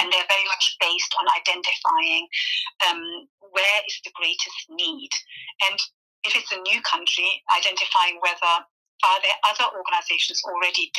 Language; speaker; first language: English; non-native, fluent; German